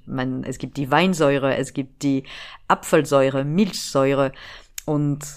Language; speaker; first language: German; non-native, fluent; French